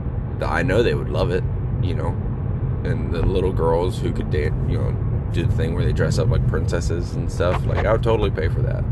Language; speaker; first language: English; native; English